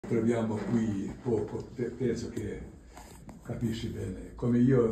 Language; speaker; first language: Italian; non-native, learner; Albanian